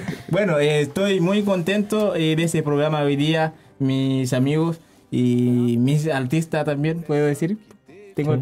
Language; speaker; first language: Spanish; non-native, learner; Haitian Creole